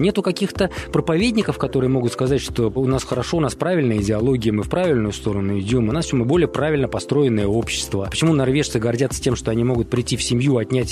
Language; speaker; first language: Russian; native; Russian